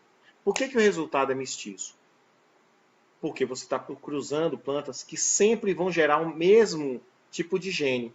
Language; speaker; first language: Portuguese; native; Portuguese